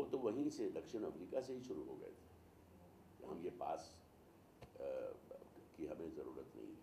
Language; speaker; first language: Hindi; native; Hindi